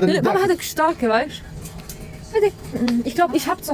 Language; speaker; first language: German; early bilingual, other home language; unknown